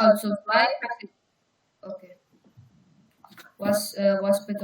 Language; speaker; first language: German; non-native, learner; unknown